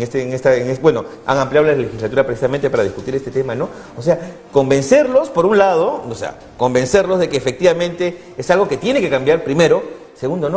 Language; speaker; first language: Spanish; native; Spanish